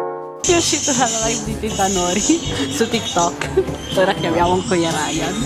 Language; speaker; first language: Italian; early bilingual, other home language; Filipino